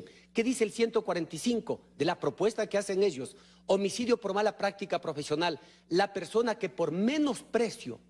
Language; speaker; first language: Spanish; native; Spanish